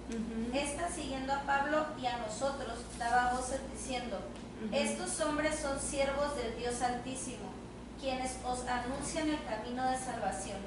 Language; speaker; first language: Spanish; native; Spanish